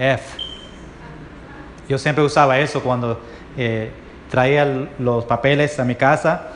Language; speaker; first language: Spanish; early bilingual, heritage; Spanish